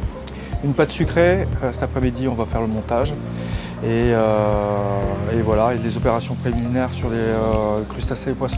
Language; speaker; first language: French; native; French